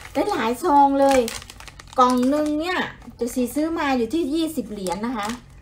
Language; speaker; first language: Thai; native; Thai